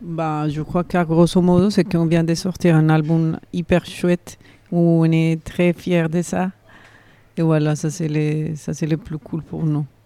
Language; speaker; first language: French; non-native, fluent; Spanish